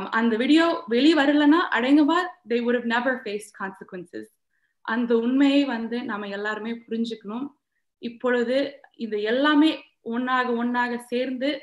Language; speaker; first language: Tamil; early bilingual, heritage; Tamil